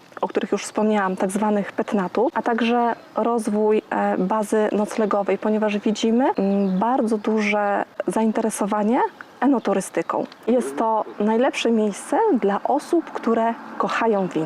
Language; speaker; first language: Polish; native; Polish